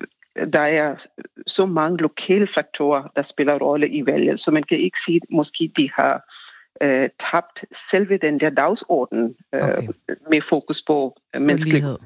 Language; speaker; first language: Danish; non-native, fluent; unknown